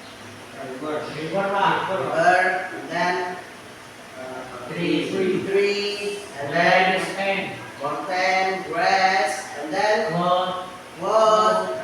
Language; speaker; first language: English; non-native, learner; Indonesian